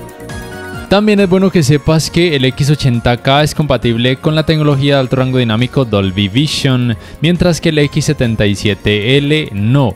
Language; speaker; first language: Spanish; native; Spanish